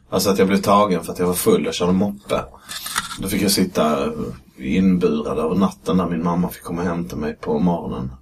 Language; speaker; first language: Swedish; native; Swedish